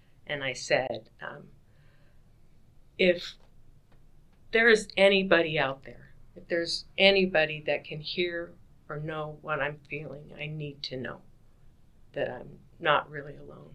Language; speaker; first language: English; native; English